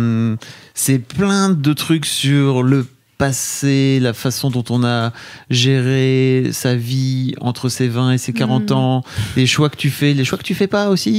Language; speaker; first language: French; native; French